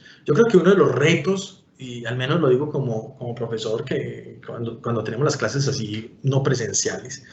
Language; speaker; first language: Spanish; native; Spanish